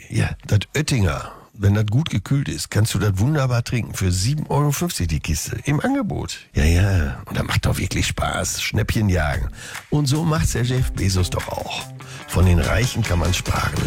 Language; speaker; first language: German; native; German